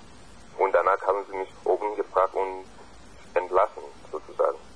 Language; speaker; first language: German; non-native, fluent; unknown